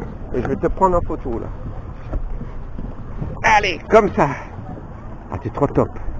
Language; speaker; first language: French; native; French